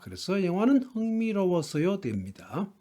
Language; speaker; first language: Korean; native; Korean